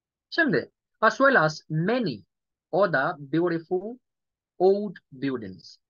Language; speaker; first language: English; non-native, local second language; Yoruba